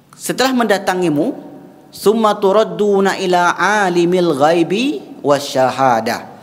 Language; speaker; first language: Malay; non-native, local second language; Minangkabau